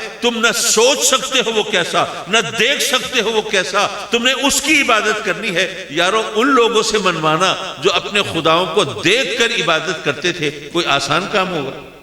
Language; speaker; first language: Urdu; native; Urdu